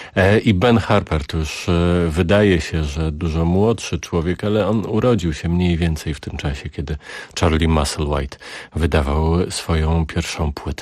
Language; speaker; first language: Polish; native; Polish